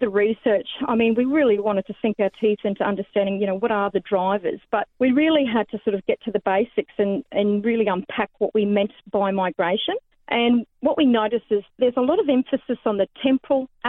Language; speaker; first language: English; native; English